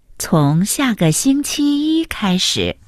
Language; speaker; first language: Chinese; non-native, learner; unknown